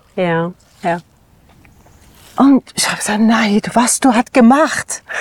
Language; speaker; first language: German; non-native, learner; Persian